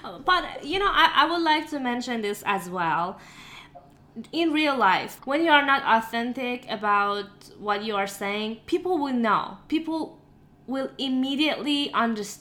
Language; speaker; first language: English; non-native, fluent; Persian